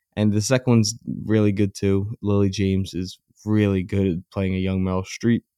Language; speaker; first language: English; native; English